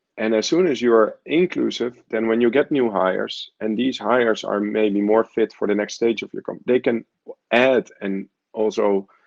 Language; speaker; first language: English; non-native, fluent; Dutch